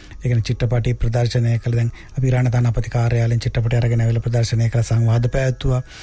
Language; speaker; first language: Sinhala; non-native, local second language; Tamil